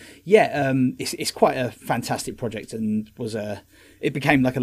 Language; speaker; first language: English; native; English